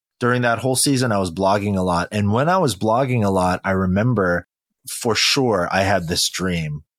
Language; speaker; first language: English; early bilingual, other home language; Korean